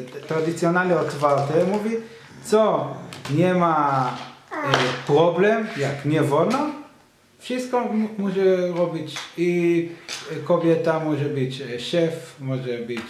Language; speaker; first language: Polish; non-native, learner; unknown